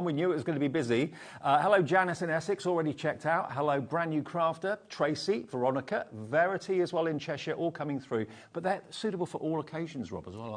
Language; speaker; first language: English; native; English